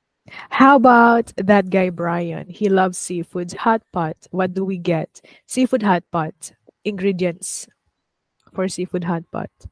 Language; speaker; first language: English; non-native, fluent; Vietnamese